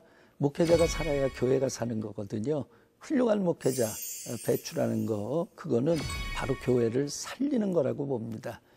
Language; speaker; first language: Korean; native; Korean